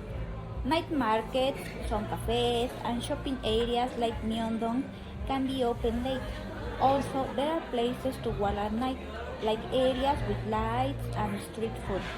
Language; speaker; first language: English; non-native, learner; Spanish